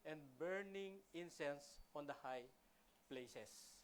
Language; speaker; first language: English; non-native, local second language; Filipino